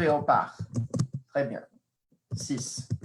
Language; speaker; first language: French; non-native, fluent; English